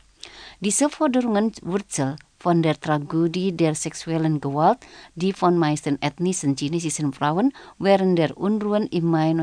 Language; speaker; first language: German; non-native, fluent; Indonesian